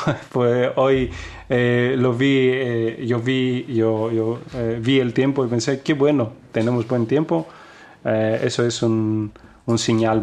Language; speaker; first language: Spanish; non-native, fluent; Greek